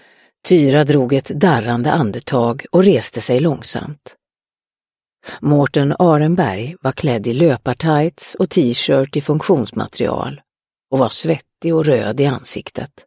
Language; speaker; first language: Swedish; native; Swedish